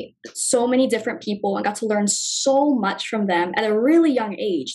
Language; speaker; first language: English; native; English